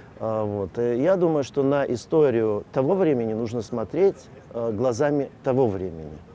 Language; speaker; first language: Russian; native; Russian